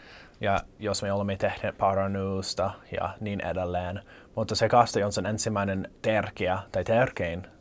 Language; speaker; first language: Finnish; non-native, learner; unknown